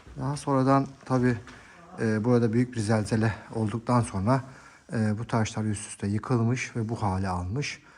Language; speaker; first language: Turkish; native; Turkish